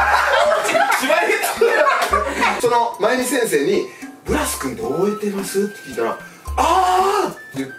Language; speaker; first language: Japanese; early bilingual, other home language; French